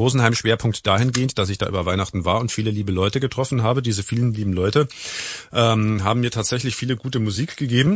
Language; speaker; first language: German; native; German